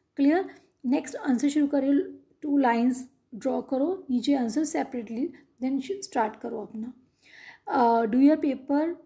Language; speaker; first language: Hindi; non-native, local second language; Punjabi